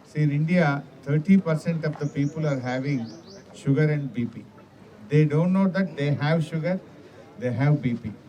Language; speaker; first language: English; non-native, local second language; Telugu